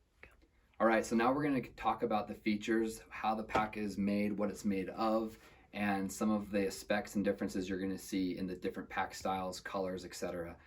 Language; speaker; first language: English; native; English